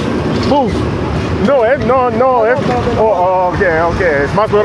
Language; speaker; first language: Spanish; non-native, learner; English